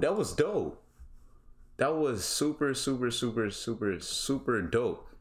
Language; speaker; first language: English; native; English